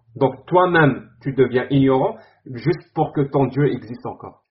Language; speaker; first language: French; non-native, local second language; Arabic